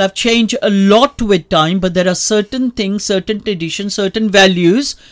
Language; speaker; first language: English; non-native, local second language; Punjabi